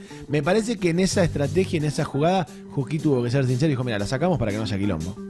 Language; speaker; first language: Spanish; native; Spanish